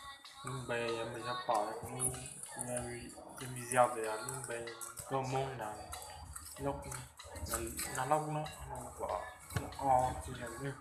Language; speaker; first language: Vietnamese; non-native, local second language; Hmong